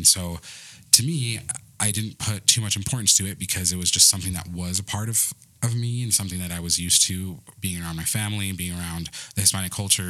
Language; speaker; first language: English; early bilingual, other home language; Spanish